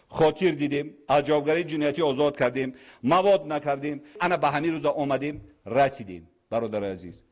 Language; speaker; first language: Tajik; native; Tajik